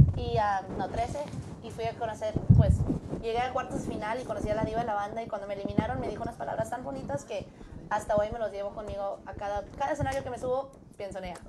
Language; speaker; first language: Spanish; early bilingual, heritage; Spanish